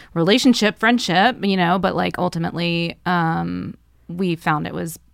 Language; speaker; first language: English; native; English